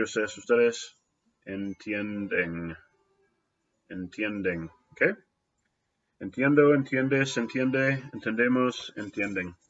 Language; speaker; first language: Spanish; non-native, fluent; English